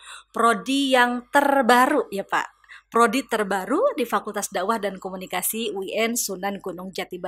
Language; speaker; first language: Indonesian; native; Indonesian